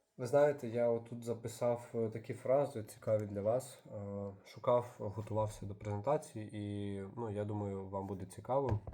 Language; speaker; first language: Ukrainian; native; Ukrainian